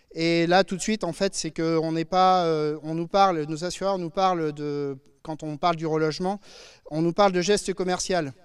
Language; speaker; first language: French; native; French